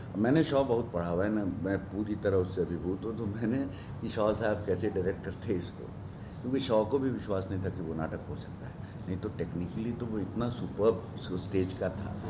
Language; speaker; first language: Hindi; native; Hindi